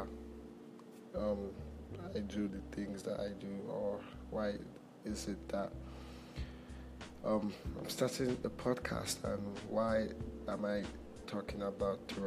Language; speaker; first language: English; non-native, local second language; Igbo